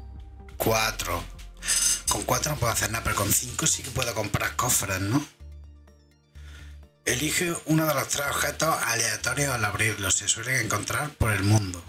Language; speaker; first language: Spanish; native; Spanish